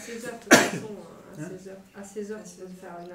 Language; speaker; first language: French; native; French